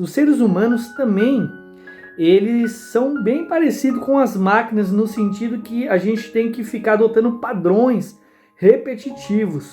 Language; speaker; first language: Portuguese; native; Portuguese